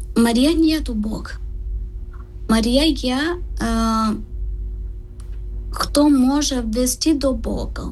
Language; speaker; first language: Ukrainian; non-native, learner; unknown